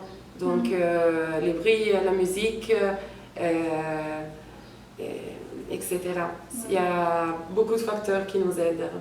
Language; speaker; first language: French; non-native, fluent; Italian